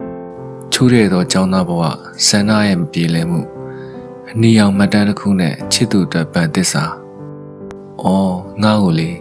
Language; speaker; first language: Burmese; native; Burmese